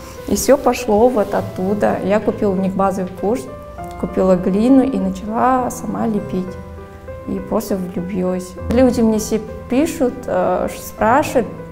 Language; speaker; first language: Russian; non-native, fluent; Vietnamese